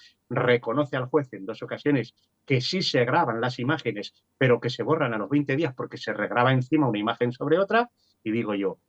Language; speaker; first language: Spanish; native; Spanish